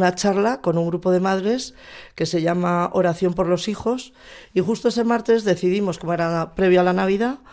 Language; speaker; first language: Spanish; native; Spanish